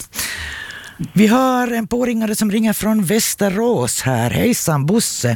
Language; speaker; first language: Swedish; native; Swedish